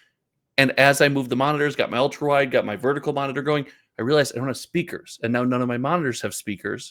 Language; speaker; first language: English; native; English